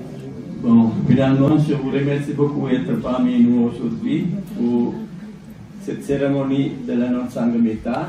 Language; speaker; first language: French; non-native, learner; Sinhala